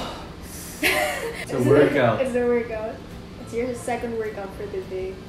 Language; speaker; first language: English; non-native, local second language; Filipino